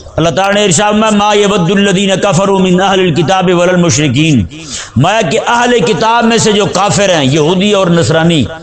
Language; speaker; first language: Urdu; non-native, local second language; Punjabi